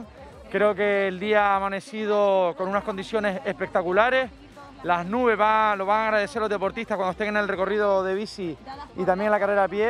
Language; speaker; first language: Spanish; native; Spanish